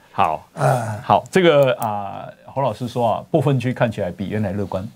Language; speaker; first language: Chinese; native; Chinese